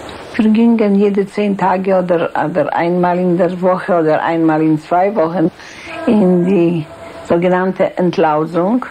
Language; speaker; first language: German; non-native, fluent; Polish